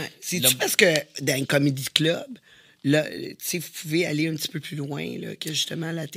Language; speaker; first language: French; native; French